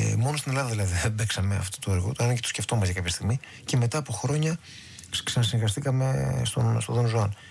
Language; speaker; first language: Greek; native; Greek